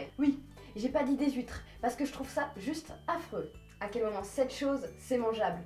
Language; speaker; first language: French; native; French